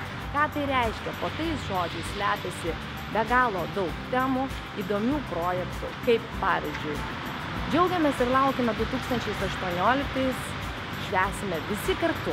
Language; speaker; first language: Lithuanian; native; Lithuanian